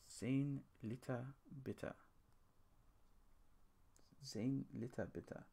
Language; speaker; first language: German; non-native, learner; English